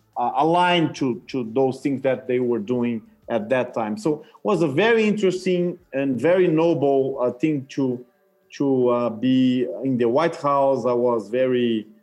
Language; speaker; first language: English; non-native, fluent; Portuguese